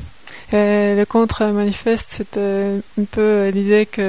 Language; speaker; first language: French; non-native, fluent; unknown